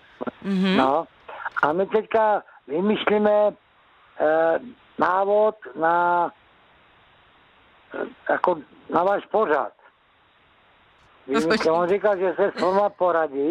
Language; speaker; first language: Czech; native; Czech